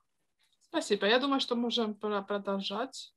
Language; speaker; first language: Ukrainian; non-native, learner; Polish